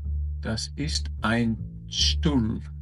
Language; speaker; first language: German; non-native, fluent; English